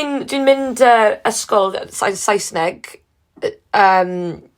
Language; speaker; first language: Welsh; non-native, learner; English